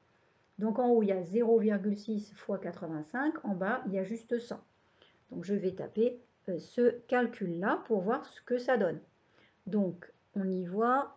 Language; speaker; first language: French; native; French